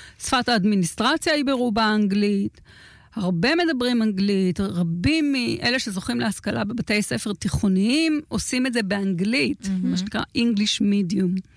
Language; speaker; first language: Hebrew; native; Hebrew